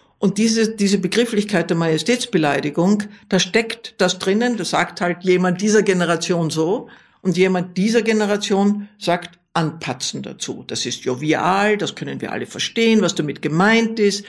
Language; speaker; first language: German; native; German